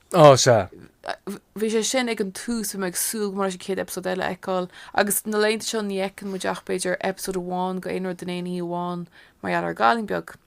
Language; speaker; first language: Irish; non-native, local second language; English